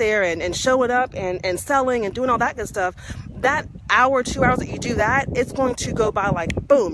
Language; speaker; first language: English; native; English